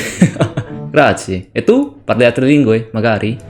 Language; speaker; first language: Italian; non-native, fluent; Indonesian